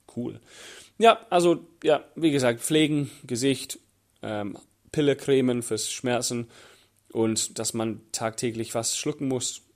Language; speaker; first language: German; non-native, fluent; English